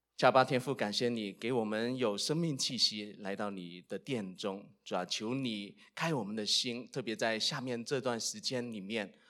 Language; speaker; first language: Chinese; non-native, local second language; Cantonese